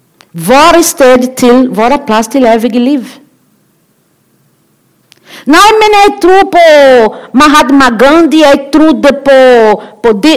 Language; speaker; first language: Norwegian; non-native, learner; Portuguese